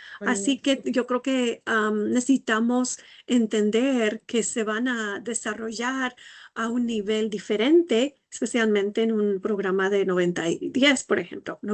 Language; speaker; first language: Spanish; non-native, fluent; English